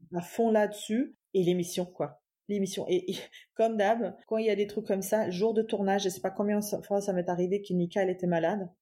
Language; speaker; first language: French; non-native, fluent; German